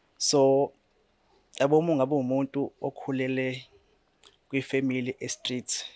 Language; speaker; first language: Zulu; native; Zulu